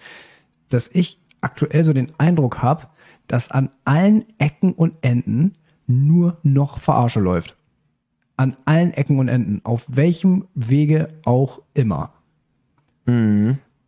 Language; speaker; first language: German; native; German